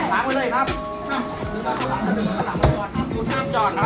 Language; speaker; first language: Thai; native; Thai